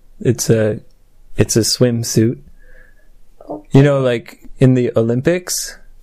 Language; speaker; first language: English; native; English